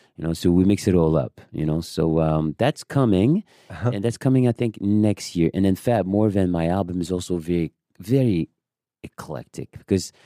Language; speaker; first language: English; non-native, fluent; French